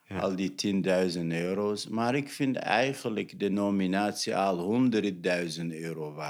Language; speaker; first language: Dutch; non-native, fluent; Arabic